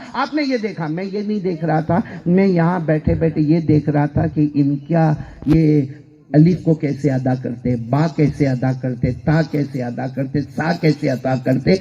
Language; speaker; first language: Urdu; non-native, local second language; Gujarati